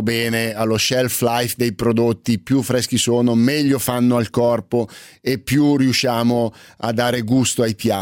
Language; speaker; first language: Italian; native; Italian